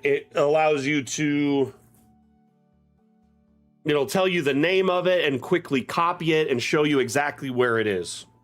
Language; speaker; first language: English; native; English